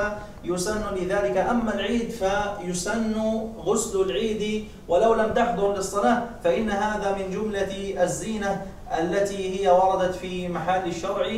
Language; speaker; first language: Arabic; native; Arabic